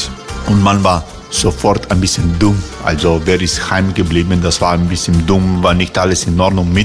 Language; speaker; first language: German; non-native, fluent; Croatian